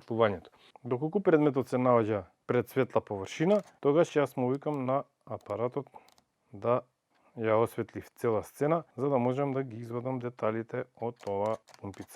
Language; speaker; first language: Macedonian; native; Macedonian